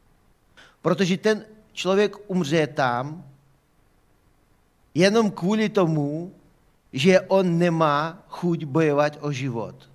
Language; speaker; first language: Czech; non-native, fluent; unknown